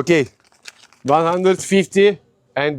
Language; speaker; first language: English; non-native, learner; Turkish